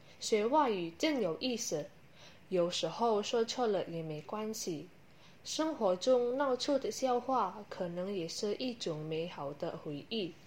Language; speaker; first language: Chinese; non-native, learner; Indonesian